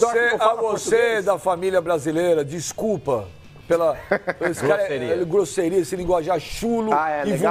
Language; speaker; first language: Portuguese; native; Portuguese